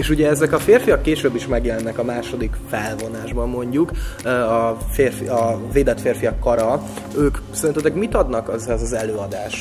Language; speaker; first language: Hungarian; native; Hungarian